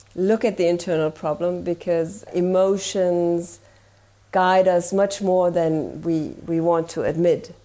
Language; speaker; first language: English; non-native, fluent; German